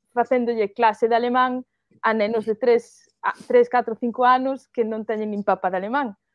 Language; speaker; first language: Galician; early bilingual, heritage; Galician